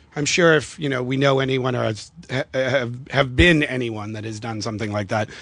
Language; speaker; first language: English; native; English